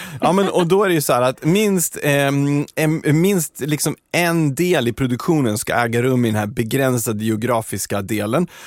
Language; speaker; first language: Swedish; native; Swedish